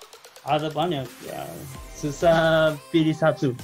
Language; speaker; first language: Indonesian; non-native, learner; Japanese